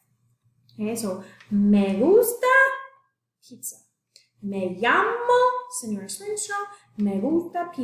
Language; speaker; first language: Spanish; non-native, fluent; English